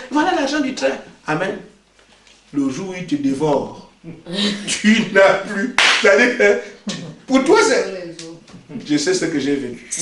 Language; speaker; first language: French; non-native, local second language; Basaa